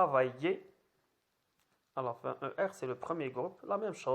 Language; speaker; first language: French; non-native, local second language; Arabic